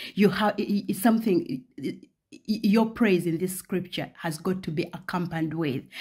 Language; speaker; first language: English; non-native, local second language; Ganda